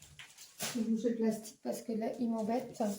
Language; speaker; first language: French; native; French